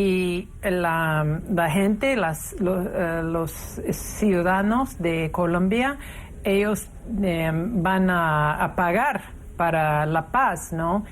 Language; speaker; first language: Spanish; non-native, fluent; English